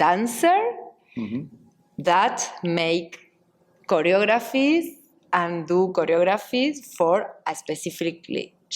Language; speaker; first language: English; non-native, learner; Spanish